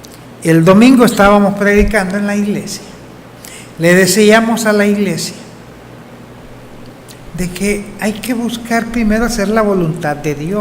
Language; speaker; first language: Spanish; native; Spanish